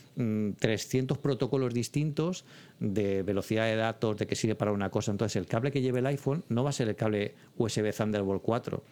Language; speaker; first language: Spanish; native; Spanish